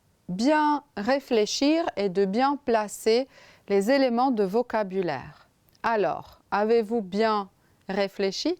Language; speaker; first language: French; non-native, fluent; Romanian